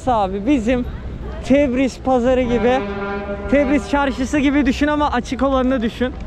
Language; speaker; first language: Turkish; native; Turkish